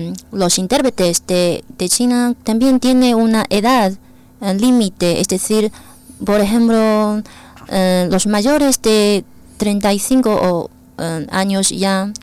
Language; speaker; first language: Spanish; non-native, fluent; Chinese